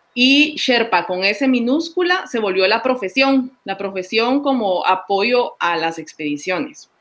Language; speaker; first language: Spanish; native; Spanish